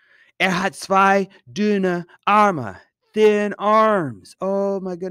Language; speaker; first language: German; non-native, fluent; English